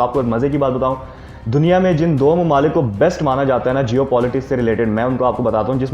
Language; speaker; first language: Urdu; non-native, local second language; Punjabi